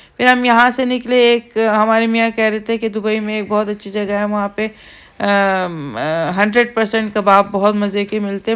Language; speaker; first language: Urdu; native; Urdu